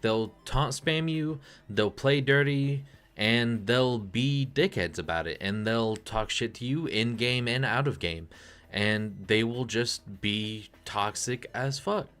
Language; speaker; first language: English; native; English